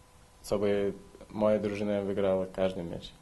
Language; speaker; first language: Polish; non-native, learner; Lithuanian